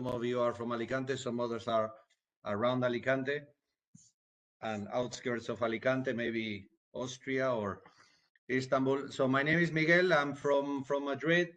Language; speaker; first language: English; non-native, fluent; Spanish